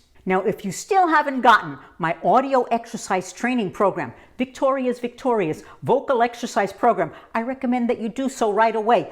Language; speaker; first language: English; native; English